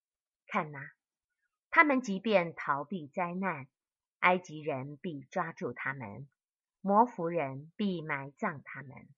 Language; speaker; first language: Chinese; native; Chinese